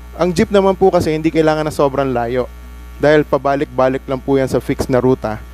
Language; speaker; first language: Filipino; native; Filipino